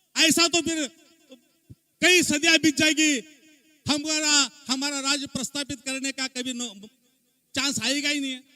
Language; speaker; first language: Hindi; non-native, local second language; Marathi